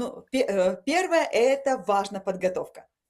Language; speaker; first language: Russian; native; Russian